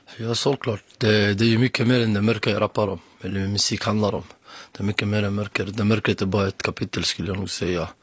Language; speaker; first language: Swedish; early bilingual, other home language; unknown